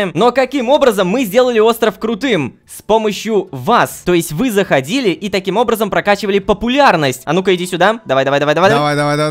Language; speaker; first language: Russian; native; Russian